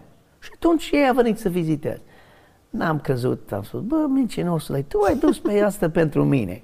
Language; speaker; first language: Romanian; non-native, learner; English